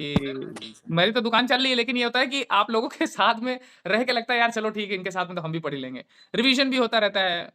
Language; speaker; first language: Hindi; native; Hindi